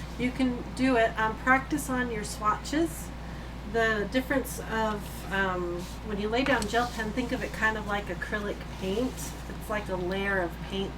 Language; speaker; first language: English; native; English